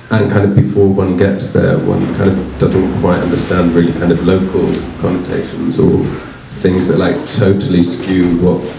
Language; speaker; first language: English; native; English